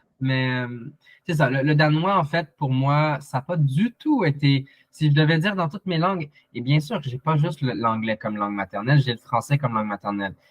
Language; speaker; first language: French; native; French